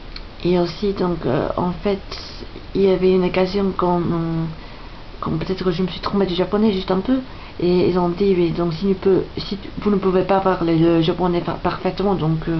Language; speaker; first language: French; non-native, fluent; English